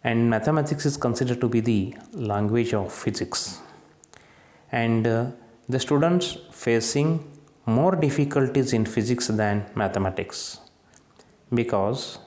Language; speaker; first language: English; non-native, local second language; Kannada